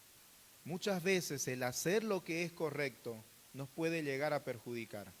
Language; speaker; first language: Spanish; native; Spanish